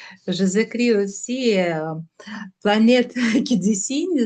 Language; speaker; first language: French; non-native, learner; Russian